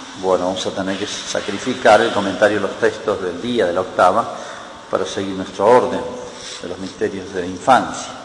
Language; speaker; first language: Spanish; native; Spanish